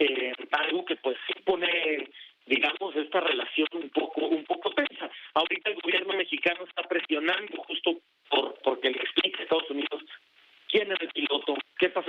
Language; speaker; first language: Spanish; native; Spanish